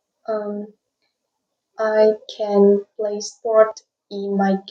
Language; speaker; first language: English; non-native, learner; Vietnamese